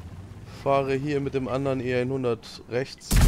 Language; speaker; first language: German; native; German